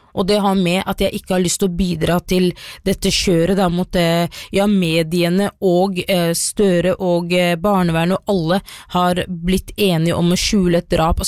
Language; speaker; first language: Norwegian; early bilingual, other home language; Somali